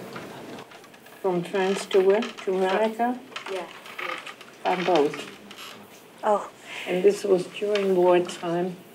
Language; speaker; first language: English; non-native, fluent; German